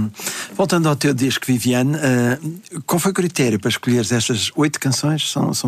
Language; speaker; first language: Portuguese; native; Portuguese